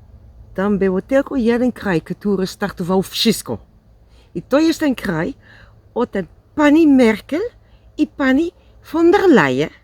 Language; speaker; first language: Polish; non-native, learner; Dutch